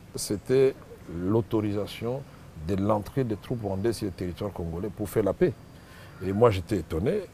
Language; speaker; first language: French; non-native, local second language; Swahili